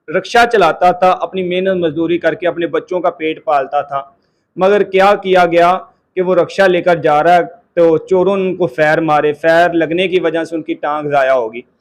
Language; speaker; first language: Urdu; non-native, local second language; Punjabi